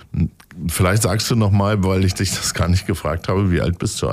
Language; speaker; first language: German; native; German